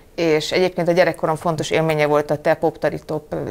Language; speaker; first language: Hungarian; non-native, fluent; English